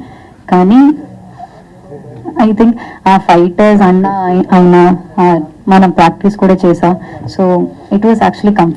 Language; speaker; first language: Telugu; non-native, learner; Malayalam